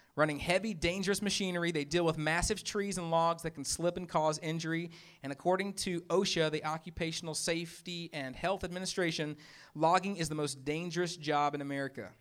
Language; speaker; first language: English; native; English